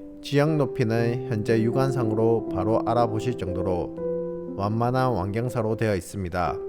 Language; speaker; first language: Korean; native; Korean